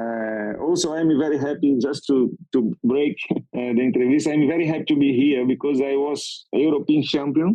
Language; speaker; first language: English; non-native, learner; Portuguese